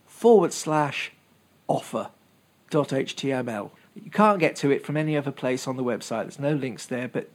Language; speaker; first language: English; native; English